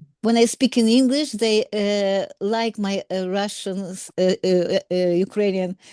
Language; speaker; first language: English; non-native, learner; Russian